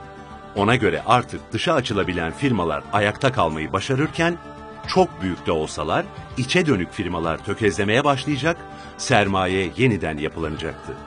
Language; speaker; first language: Turkish; native; Turkish